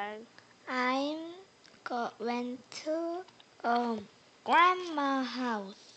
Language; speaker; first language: English; non-native, learner; Korean